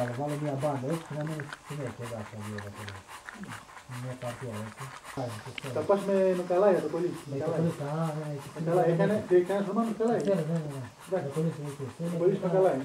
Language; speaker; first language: Greek; non-native, learner; Romanian